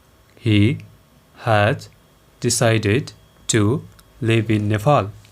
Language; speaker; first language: English; non-native, local second language; Nepali